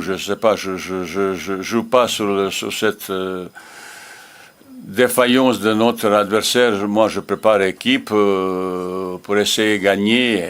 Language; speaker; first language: French; non-native, learner; Bosnian